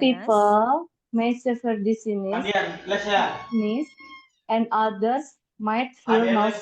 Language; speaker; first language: English; non-native, learner; Indonesian